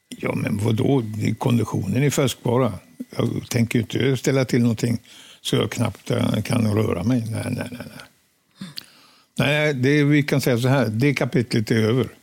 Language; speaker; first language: Swedish; native; Swedish